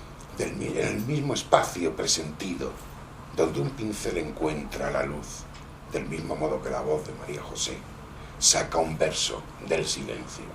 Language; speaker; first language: Spanish; native; Spanish